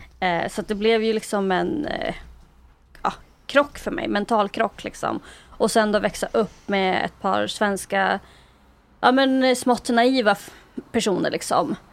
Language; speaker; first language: Swedish; early bilingual, other home language; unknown